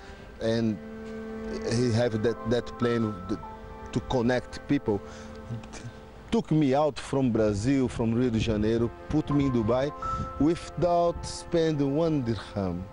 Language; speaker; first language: English; non-native, learner; Portuguese